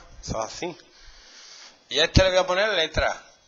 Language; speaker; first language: Spanish; native; Spanish